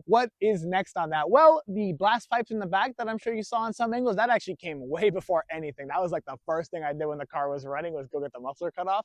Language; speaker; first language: English; native; English